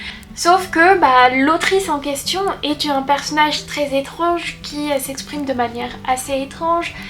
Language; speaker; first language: French; native; French